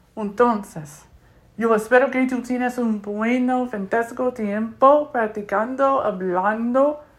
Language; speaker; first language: Spanish; non-native, learner; English